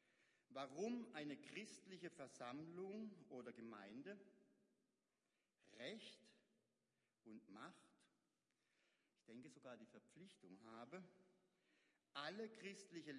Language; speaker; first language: German; native; German